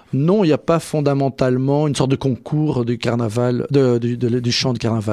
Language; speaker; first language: French; native; French